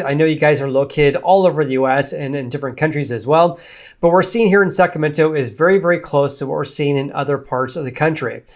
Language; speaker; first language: English; native; English